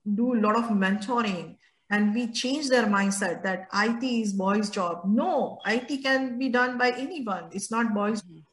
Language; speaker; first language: English; non-native, local second language; Gujarati